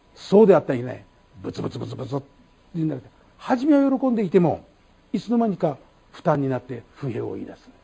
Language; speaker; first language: Japanese; native; Japanese